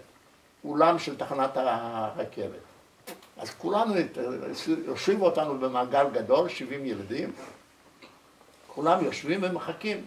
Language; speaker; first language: Hebrew; early bilingual, other home language; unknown